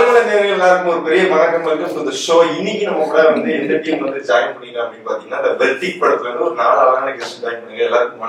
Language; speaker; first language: Tamil; native; Tamil